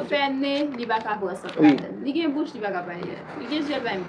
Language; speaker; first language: French; non-native, local second language; Haitian Creole